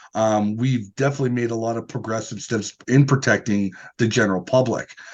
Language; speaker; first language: English; native; English